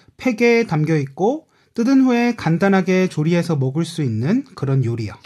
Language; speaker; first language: Korean; native; Korean